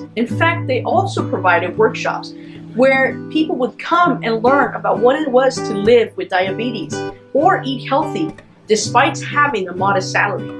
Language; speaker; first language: English; non-native, local second language; Spanish